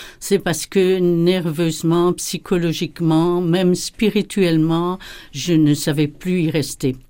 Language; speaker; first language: French; native; French